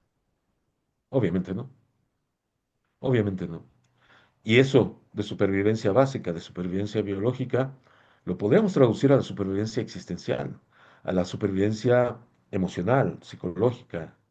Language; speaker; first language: Spanish; native; Spanish